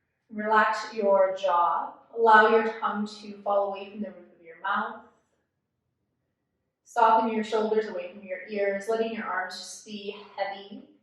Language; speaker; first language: English; native; English